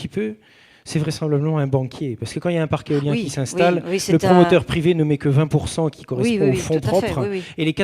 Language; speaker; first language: French; native; French